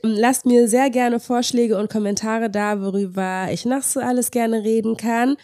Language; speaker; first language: German; native; German